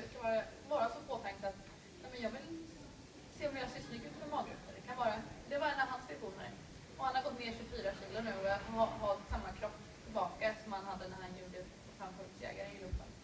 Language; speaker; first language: Swedish; native; Swedish